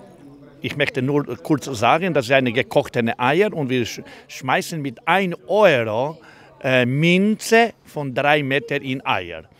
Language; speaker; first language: German; non-native, fluent; Croatian